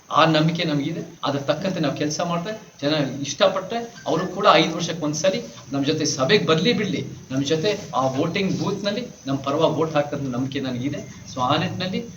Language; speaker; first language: Kannada; early bilingual, heritage; Kannada